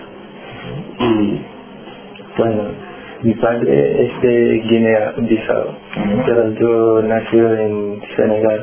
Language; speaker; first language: Spanish; non-native, learner; Wolof